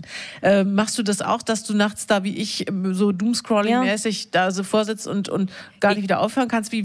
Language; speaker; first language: German; native; German